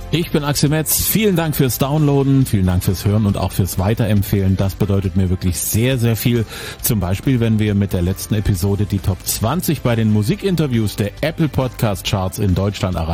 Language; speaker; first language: German; native; German